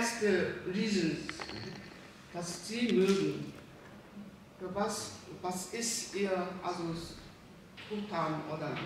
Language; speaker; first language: German; non-native, learner; Korean